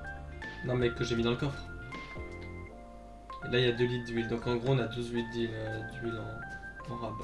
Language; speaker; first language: French; native; French